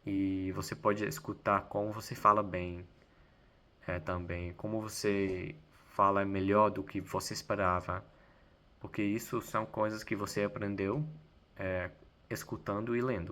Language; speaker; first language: Portuguese; non-native, fluent; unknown